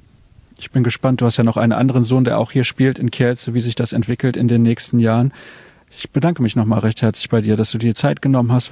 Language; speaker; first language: German; native; German